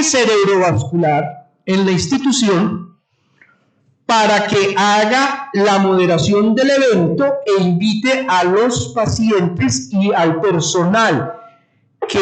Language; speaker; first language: Spanish; native; Spanish